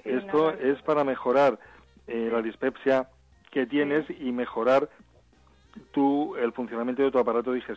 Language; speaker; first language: Spanish; native; Spanish